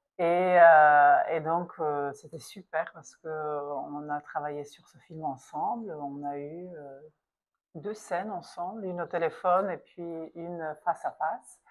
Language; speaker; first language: French; non-native, fluent; Serbian